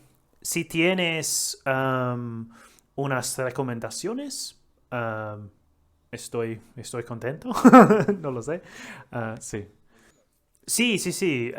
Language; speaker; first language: Spanish; non-native, learner; English